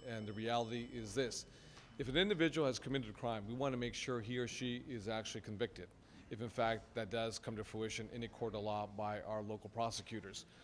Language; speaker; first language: English; early bilingual, other home language; Spanish